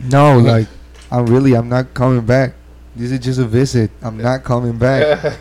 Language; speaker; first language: English; non-native, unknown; Spanish